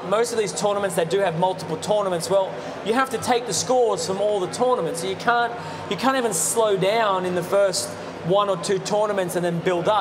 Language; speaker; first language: English; native; English